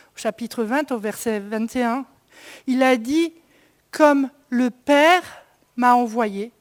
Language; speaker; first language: French; native; French